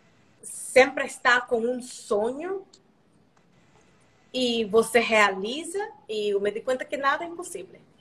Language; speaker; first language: Portuguese; non-native, learner; Spanish